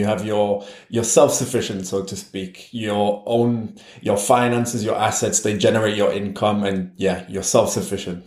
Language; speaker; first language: English; native; English